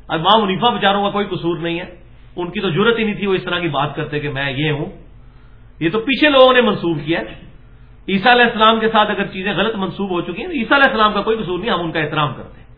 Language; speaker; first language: Urdu; non-native, local second language; Punjabi